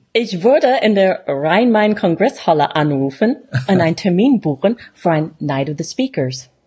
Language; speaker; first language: German; non-native, fluent; English